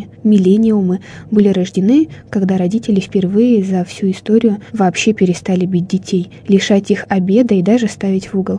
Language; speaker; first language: Russian; native; Russian